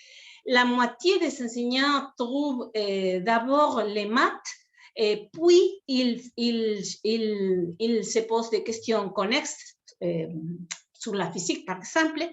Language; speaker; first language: French; non-native, fluent; Spanish